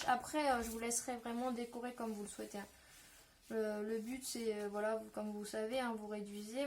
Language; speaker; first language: French; native; French